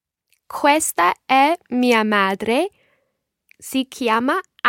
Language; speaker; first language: Italian; non-native, learner; English